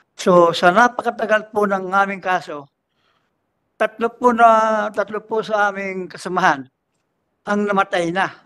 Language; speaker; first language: Filipino; native; Filipino